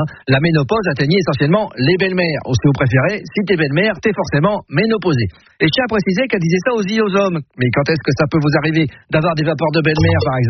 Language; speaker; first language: French; native; French